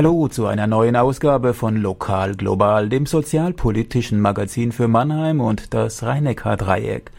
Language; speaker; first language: German; native; German